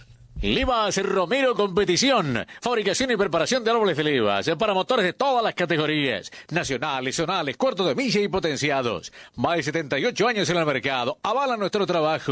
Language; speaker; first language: Spanish; native; Spanish